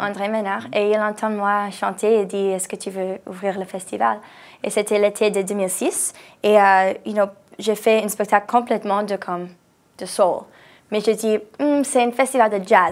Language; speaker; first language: French; non-native, local second language; English